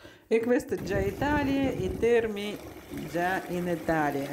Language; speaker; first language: Italian; non-native, learner; Russian